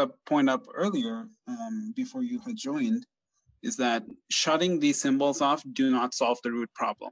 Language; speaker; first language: English; non-native, local second language; Bangla